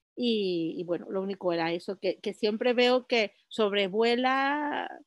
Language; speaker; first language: Spanish; native; Spanish